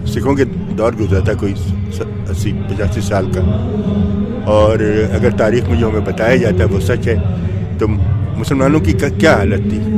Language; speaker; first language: Urdu; native; Urdu